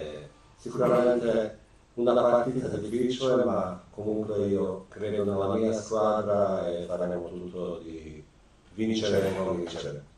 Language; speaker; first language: Italian; non-native, fluent; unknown